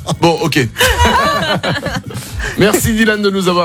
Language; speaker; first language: French; native; French